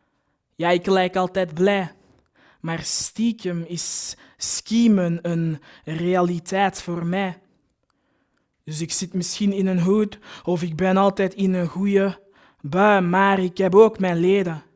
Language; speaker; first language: Dutch; early bilingual, other home language; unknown